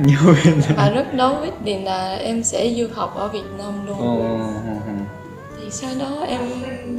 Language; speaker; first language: Vietnamese; non-native, fluent; Japanese